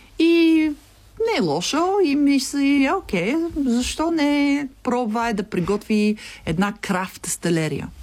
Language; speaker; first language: Bulgarian; non-native, learner; English